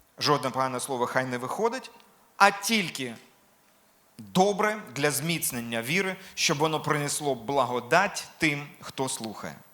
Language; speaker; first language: Ukrainian; non-native, local second language; Russian